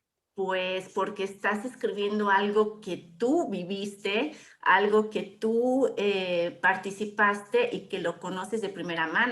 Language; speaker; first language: Spanish; native; Spanish